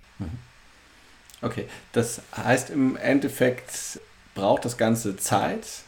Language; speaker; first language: German; native; German